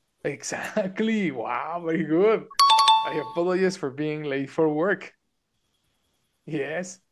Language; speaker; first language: English; non-native, fluent; Spanish